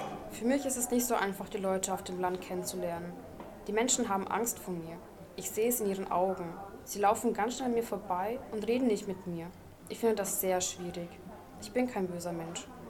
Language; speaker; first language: German; non-native, fluent; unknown